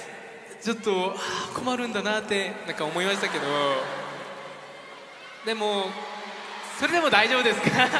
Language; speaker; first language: Japanese; non-native, fluent; Korean